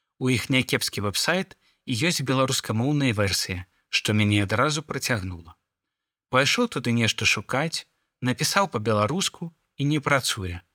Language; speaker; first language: Belarusian; non-native, local second language; Russian